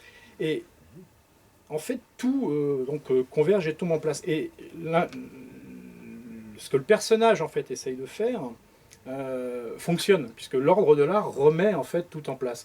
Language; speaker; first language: French; native; French